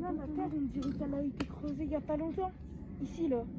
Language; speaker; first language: French; native; French